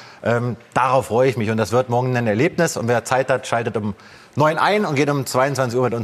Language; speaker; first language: German; native; German